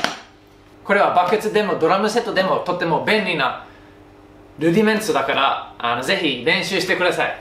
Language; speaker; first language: Japanese; non-native, fluent; English